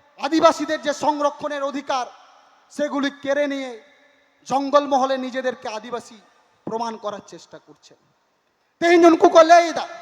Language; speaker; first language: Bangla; non-native, local second language; Santali